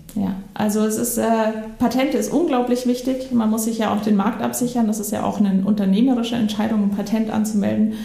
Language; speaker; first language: German; native; German